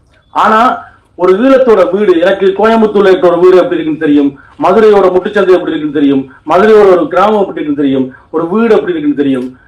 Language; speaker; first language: Tamil; native; Tamil